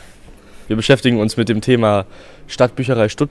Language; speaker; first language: German; native; German